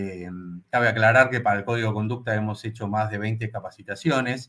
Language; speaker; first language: Spanish; native; Spanish